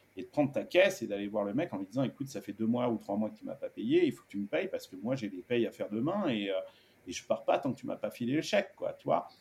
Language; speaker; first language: French; early bilingual, other home language; Spanish